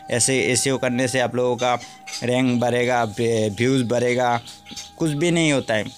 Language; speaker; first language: Hindi; non-native, local second language; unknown